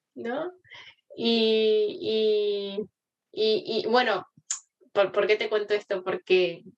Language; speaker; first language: Spanish; early bilingual, other home language; Korean